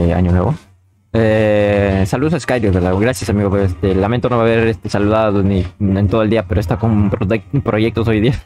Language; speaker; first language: Spanish; native; Spanish